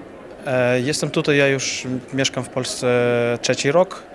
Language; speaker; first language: Polish; non-native, fluent; Ukrainian